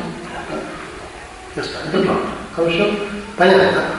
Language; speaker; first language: Russian; non-native, learner; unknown